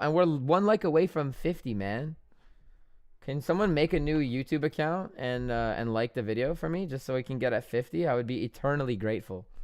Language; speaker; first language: English; native; English